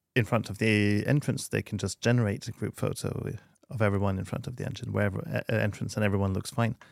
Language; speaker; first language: English; non-native, fluent; Norwegian